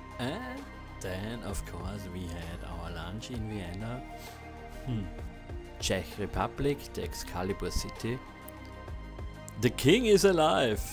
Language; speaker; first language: English; non-native, fluent; German